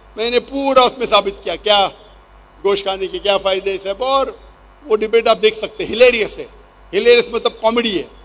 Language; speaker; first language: Urdu; non-native, local second language; Konkani